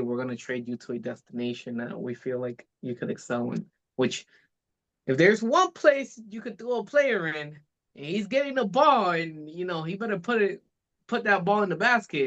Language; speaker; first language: English; native; English